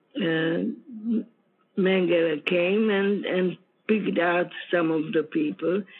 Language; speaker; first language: English; non-native, fluent; Ukrainian